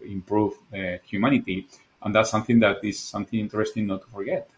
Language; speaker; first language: English; non-native, fluent; Spanish